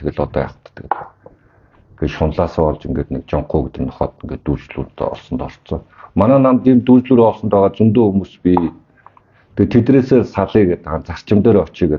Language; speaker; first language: Mongolian; native; Mongolian